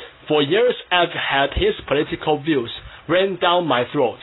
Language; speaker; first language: English; non-native, fluent; Chinese